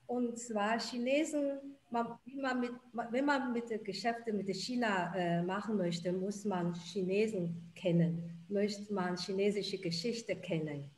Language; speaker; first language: German; non-native, fluent; Chinese